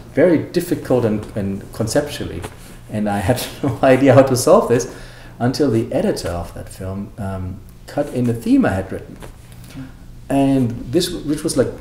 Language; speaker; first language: English; non-native, fluent; German